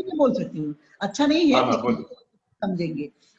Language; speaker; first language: Hindi; non-native, local second language; Assamese